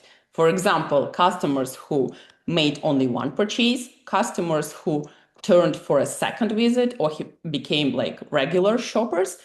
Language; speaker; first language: English; non-native, fluent; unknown